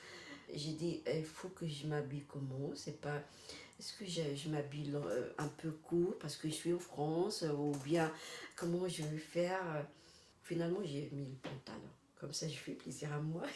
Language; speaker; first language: French; non-native, local second language; Arabic